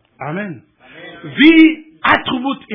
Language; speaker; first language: German; non-native, learner; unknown